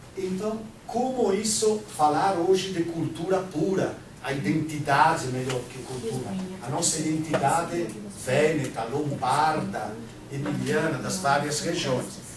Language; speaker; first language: Portuguese; non-native, fluent; Italian